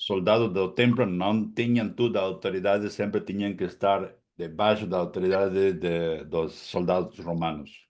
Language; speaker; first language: Portuguese; non-native, fluent; Spanish